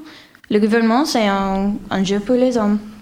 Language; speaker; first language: French; non-native, fluent; English